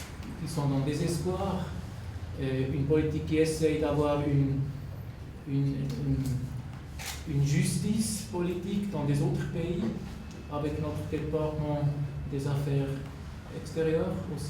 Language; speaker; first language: French; non-native, fluent; German